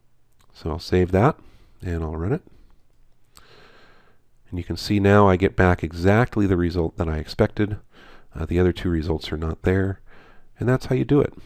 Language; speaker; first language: English; native; English